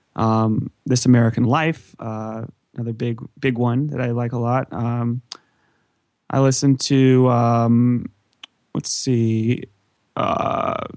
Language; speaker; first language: English; native; English